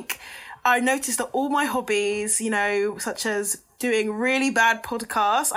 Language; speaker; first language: English; native; English